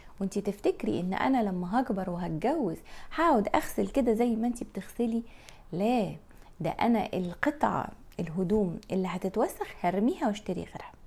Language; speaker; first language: Arabic; native; Arabic